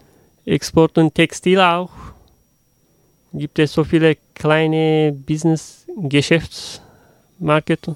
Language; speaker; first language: German; non-native, learner; Uzbek